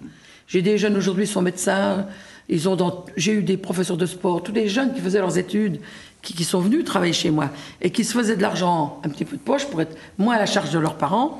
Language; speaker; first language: French; native; French